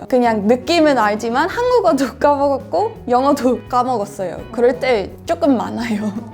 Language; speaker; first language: Korean; non-native, fluent; English